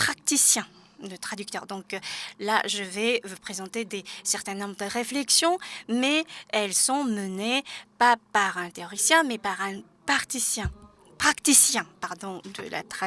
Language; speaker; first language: French; non-native, fluent; Japanese